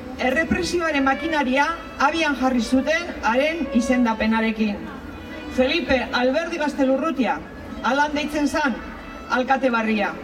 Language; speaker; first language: Basque; native; Basque